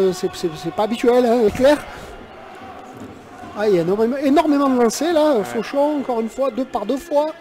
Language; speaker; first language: French; native; French